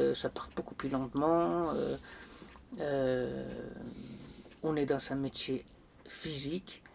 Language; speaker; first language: French; non-native, fluent; Danish